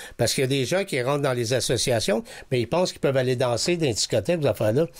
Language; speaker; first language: French; native; French